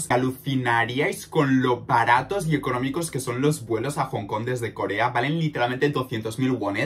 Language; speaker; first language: Spanish; native; Spanish